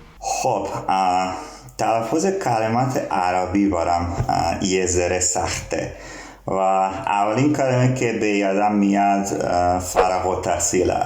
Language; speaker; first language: Persian; non-native, learner; Serbian